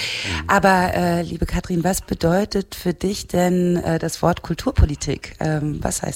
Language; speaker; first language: German; native; German